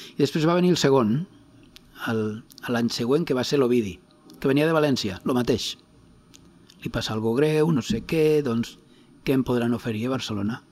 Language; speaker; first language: Catalan; non-native, local second language; Spanish